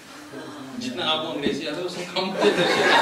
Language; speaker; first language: Russian; non-native, learner; Hindi